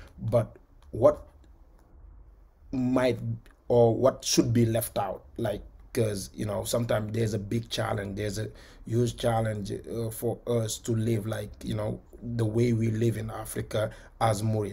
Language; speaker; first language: English; non-native, fluent; Wolof